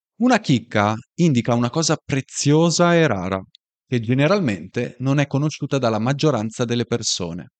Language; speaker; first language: Italian; native; Italian